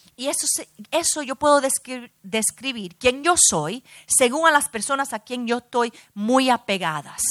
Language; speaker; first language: Spanish; early bilingual, heritage; Spanish